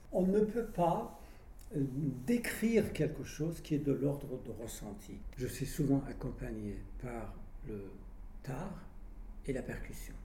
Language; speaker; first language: French; non-native, fluent; Persian